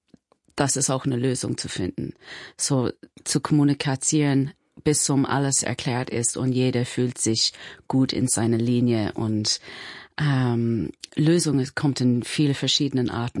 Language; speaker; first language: German; non-native, learner; English